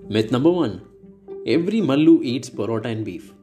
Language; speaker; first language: English; non-native, local second language; Malayalam